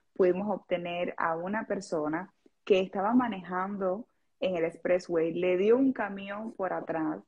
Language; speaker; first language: Spanish; native; Spanish